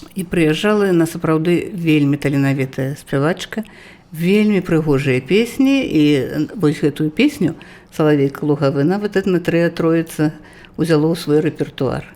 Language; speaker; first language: Belarusian; native; Belarusian